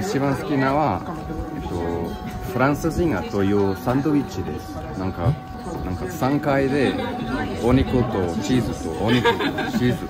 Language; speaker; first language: Japanese; non-native, learner; Portuguese